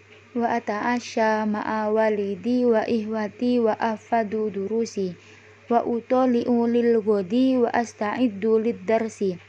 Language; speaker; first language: Arabic; non-native, learner; Indonesian